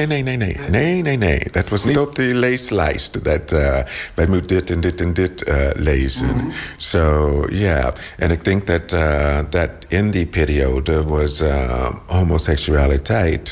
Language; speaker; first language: Dutch; non-native, learner; English